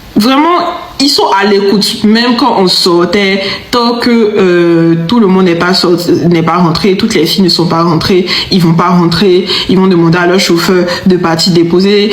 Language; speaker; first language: French; native; French